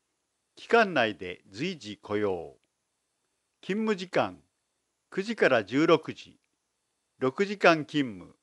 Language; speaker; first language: Japanese; native; Japanese